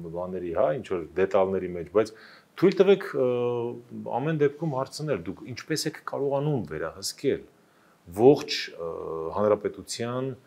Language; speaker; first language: Armenian; native; Armenian